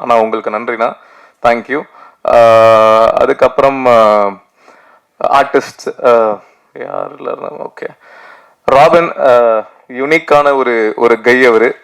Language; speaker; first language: Tamil; native; Tamil